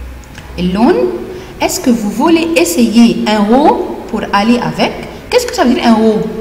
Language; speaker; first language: French; non-native, fluent; Arabic